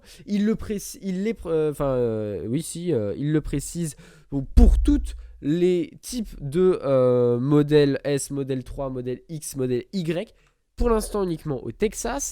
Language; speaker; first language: French; native; French